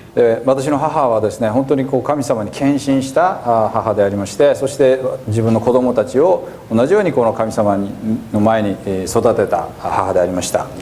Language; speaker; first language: Japanese; native; Japanese